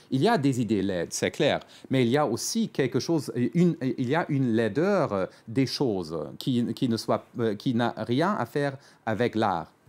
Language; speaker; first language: French; non-native, fluent; German